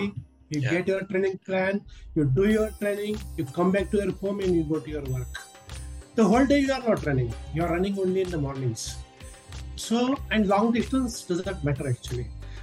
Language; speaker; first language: English; non-native, local second language; Marathi